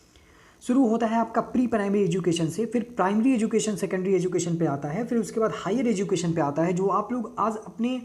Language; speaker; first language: Hindi; native; Hindi